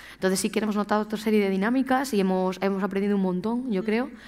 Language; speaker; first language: Spanish; native; Spanish